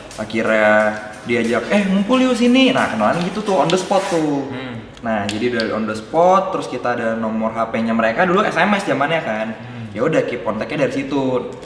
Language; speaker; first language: Indonesian; native; Indonesian